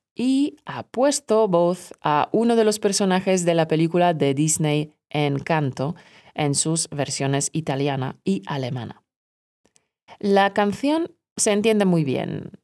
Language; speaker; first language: Spanish; non-native, fluent; Polish